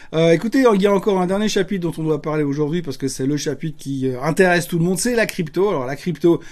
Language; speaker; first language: French; native; French